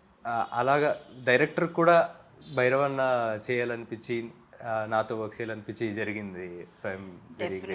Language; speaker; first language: Telugu; native; Telugu